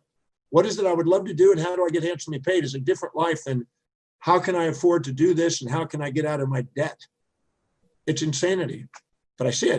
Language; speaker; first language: English; native; English